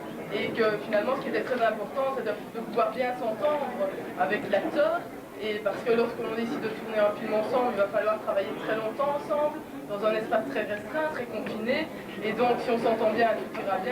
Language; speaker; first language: French; native; French